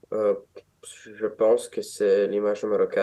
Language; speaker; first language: French; non-native, learner; Romanian